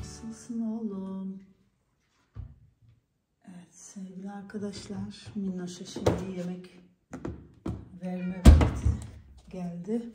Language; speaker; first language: Turkish; early bilingual, heritage; Turkish